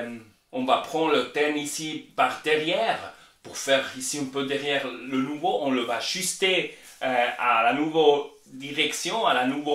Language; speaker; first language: French; non-native, learner; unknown